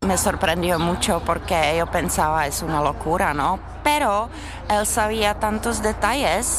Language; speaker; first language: Spanish; non-native, fluent; Czech